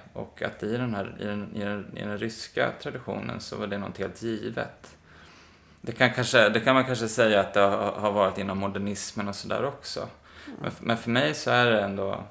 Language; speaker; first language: Swedish; native; Swedish